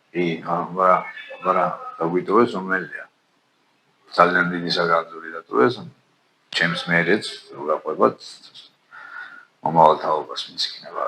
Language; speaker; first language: Georgian; native; Georgian